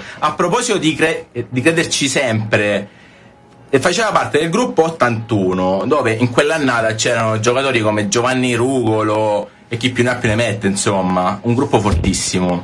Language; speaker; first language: Italian; native; Italian